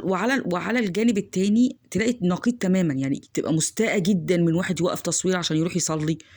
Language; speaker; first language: Arabic; native; Arabic